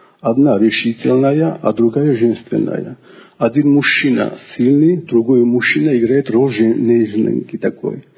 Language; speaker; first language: Russian; non-native, local second language; Georgian